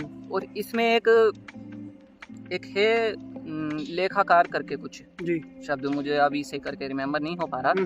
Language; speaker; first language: Hindi; native; Hindi